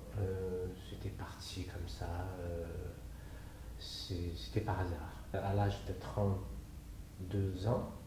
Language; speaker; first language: French; non-native, fluent; Chinese